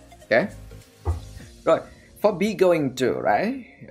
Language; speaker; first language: English; non-native, fluent; Vietnamese